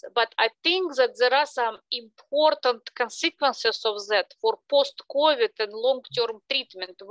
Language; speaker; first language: English; non-native, fluent; Russian